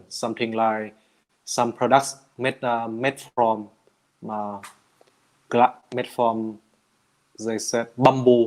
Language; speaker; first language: English; non-native, learner; Vietnamese